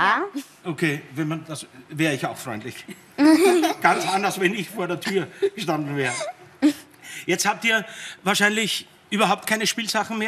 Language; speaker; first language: German; native; German